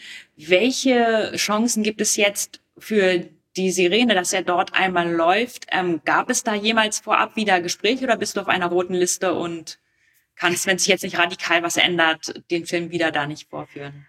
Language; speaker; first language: German; native; German